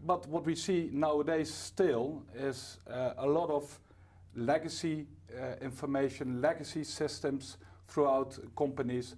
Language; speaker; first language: English; non-native, fluent; Dutch